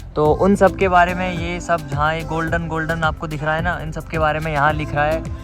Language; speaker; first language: Hindi; native; Hindi